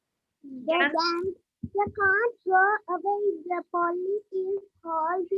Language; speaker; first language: English; non-native, learner; Sinhala